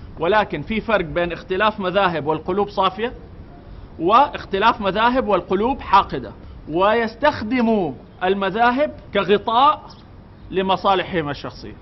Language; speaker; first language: Arabic; native; Arabic